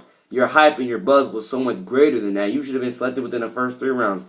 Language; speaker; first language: English; native; English